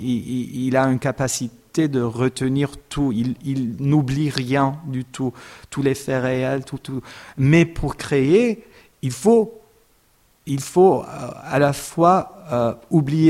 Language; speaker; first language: French; non-native, fluent; Armenian